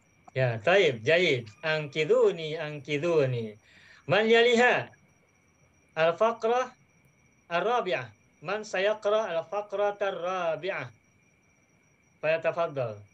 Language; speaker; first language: Arabic; non-native, fluent; Indonesian